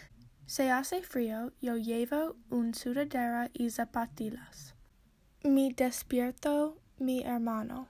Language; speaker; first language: Spanish; non-native, learner; English